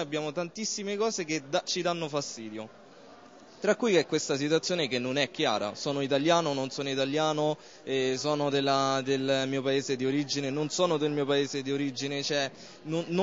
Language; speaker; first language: Italian; early bilingual, other home language; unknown